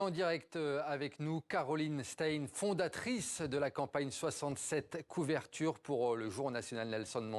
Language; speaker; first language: French; native; French